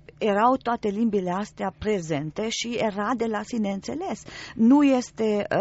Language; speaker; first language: Romanian; non-native, local second language; German